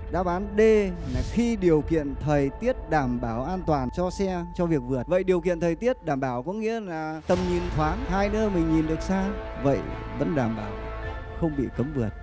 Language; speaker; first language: Vietnamese; native; Vietnamese